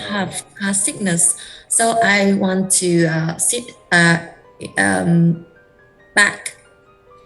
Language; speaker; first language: English; non-native, learner; Vietnamese